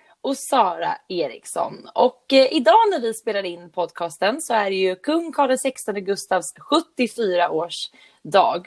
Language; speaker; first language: Swedish; native; Swedish